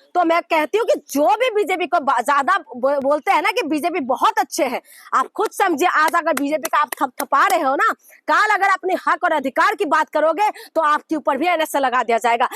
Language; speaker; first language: Hindi; non-native, local second language; Assamese